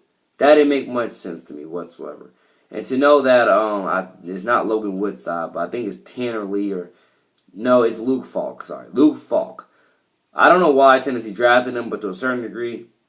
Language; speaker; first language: English; native; English